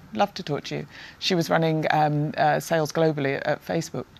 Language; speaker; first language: English; native; English